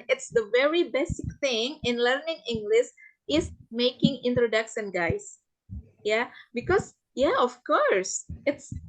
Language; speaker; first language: English; non-native, fluent; Indonesian